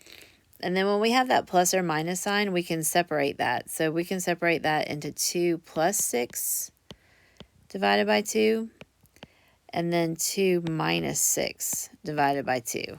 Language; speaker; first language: English; native; English